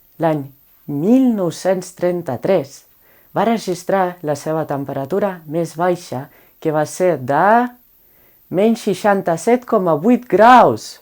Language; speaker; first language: Catalan; non-native, learner; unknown